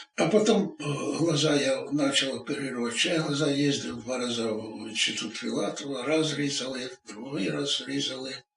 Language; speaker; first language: Russian; non-native, local second language; Ukrainian